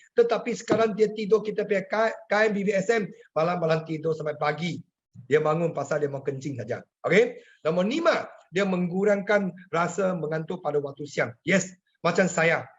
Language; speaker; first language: Malay; non-native, local second language; Chinese